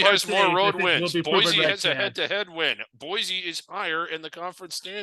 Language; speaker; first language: English; native; English